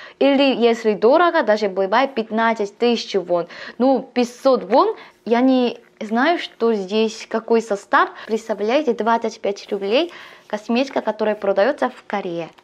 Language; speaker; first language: Russian; non-native, learner; Korean